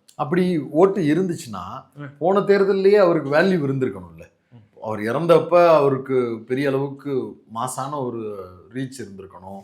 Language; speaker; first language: Tamil; native; Tamil